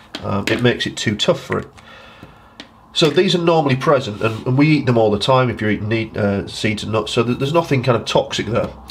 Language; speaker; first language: English; native; English